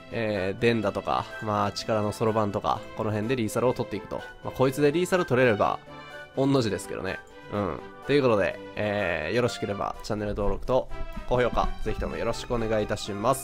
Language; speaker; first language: Japanese; native; Japanese